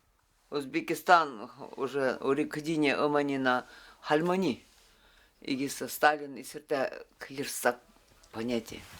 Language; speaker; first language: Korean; early bilingual, heritage; Korean